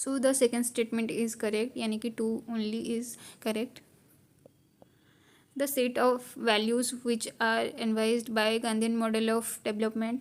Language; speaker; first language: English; non-native, local second language; Hindi